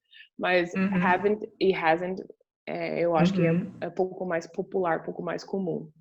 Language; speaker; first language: Portuguese; non-native, fluent; English